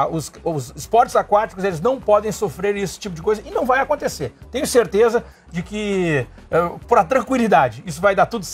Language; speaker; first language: Portuguese; native; Portuguese